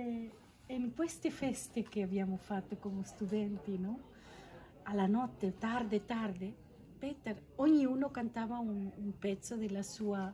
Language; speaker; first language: Italian; non-native, fluent; Catalan